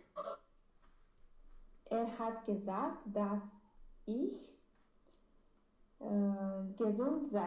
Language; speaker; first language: German; non-native, learner; Romanian